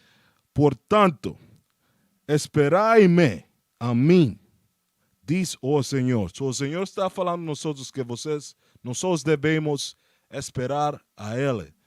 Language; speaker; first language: Portuguese; non-native, fluent; Spanish